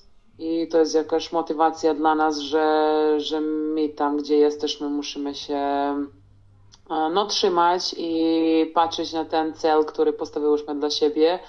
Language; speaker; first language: Polish; non-native, fluent; Serbian